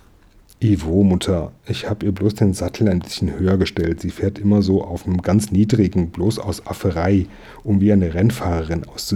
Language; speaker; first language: German; native; German